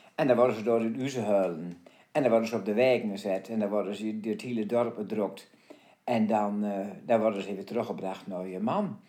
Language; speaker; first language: Dutch; native; Dutch